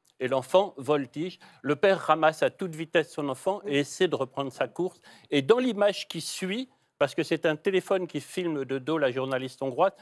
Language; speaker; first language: French; native; French